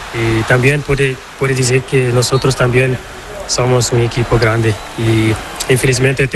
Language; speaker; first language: Spanish; non-native, learner; Portuguese